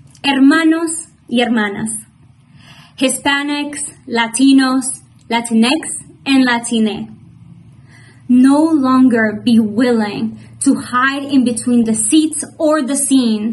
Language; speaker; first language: English; non-native, fluent; Spanish